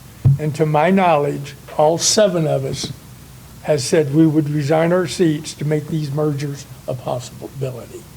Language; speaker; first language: English; native; English